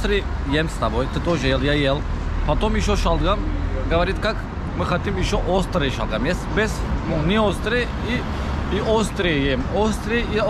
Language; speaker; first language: Russian; non-native, learner; Turkish